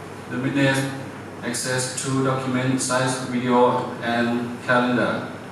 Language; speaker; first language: English; non-native, learner; Thai